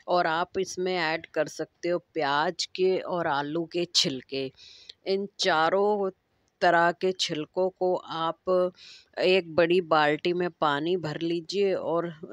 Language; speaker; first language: Hindi; native; Hindi